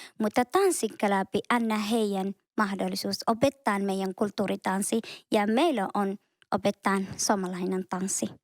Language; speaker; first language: Finnish; non-native, learner; Somali